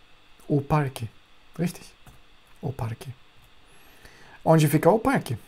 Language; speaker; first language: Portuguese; non-native, fluent; German